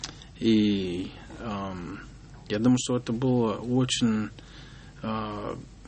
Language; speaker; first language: Russian; non-native, learner; English